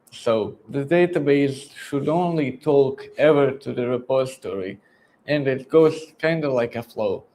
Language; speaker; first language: English; non-native, fluent; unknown